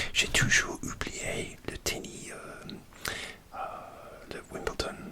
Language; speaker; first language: French; non-native, learner; English